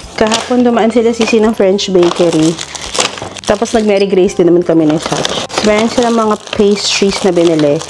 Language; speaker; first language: Filipino; native; Filipino